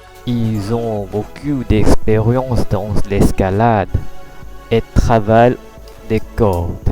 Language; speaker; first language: French; non-native, learner; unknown